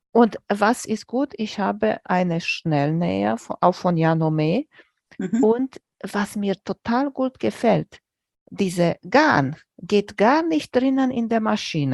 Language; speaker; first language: German; non-native, fluent; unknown